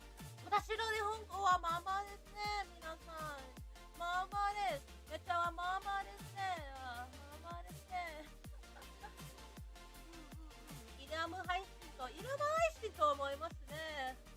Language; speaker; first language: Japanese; non-native, learner; English